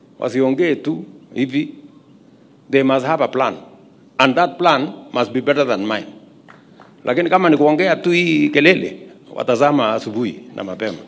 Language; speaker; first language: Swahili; non-native, local second language; Kalenjin